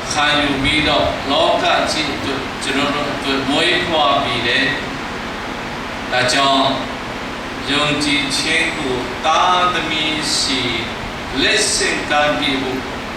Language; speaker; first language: Burmese; non-native, local second language; Tedim Chin